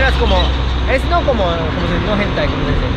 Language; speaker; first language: Spanish; non-native, learner; Japanese